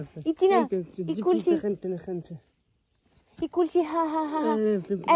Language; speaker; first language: Arabic; non-native, learner; Spanish